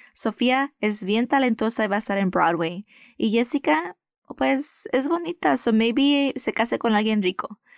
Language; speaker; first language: Spanish; early bilingual, heritage; Spanish